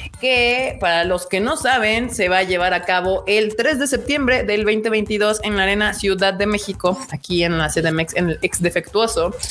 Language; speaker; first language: Spanish; native; Spanish